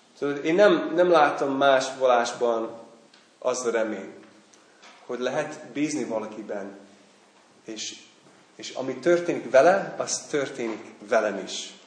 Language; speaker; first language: Hungarian; non-native, fluent; English